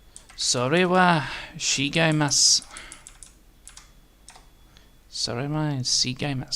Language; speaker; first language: Japanese; non-native, learner; English